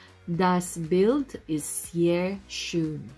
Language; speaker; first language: German; non-native, learner; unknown